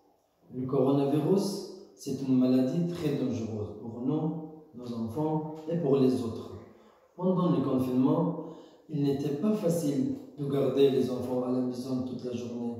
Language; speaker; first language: French; non-native, learner; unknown